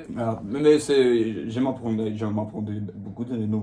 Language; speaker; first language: French; non-native, learner; Swedish